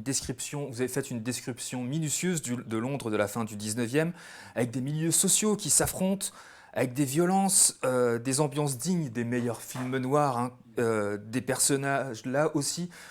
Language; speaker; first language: French; native; French